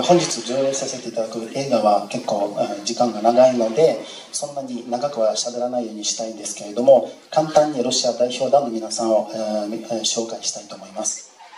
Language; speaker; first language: Japanese; non-native, fluent; Russian